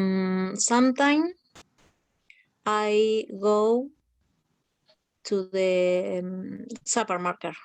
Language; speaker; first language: English; non-native, learner; Spanish